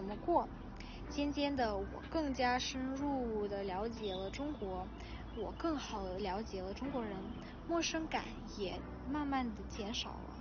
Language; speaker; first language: Chinese; early bilingual, other home language; Russian